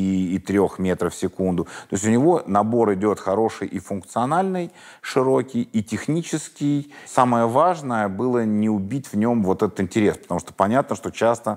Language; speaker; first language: Russian; native; Russian